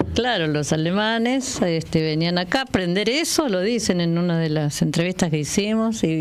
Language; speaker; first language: Spanish; native; Spanish